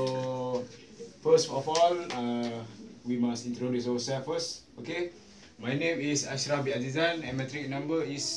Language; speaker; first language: English; non-native, learner; Malay